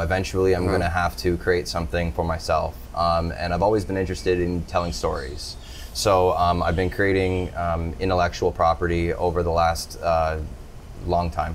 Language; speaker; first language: English; native; English